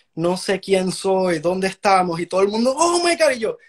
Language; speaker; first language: Spanish; early bilingual, heritage; Spanish